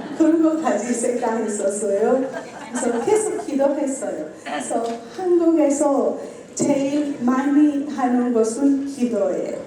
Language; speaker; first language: Korean; non-native, learner; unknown